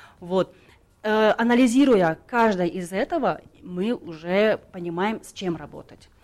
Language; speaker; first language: Russian; non-native, local second language; Tajik